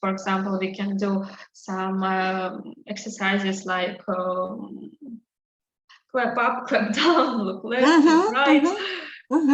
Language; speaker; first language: English; non-native, learner; Russian